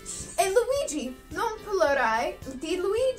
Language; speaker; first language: Italian; non-native, learner; English